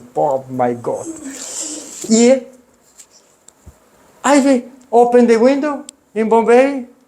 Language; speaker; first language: English; non-native, learner; Italian